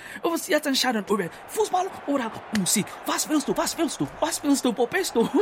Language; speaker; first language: German; non-native, learner; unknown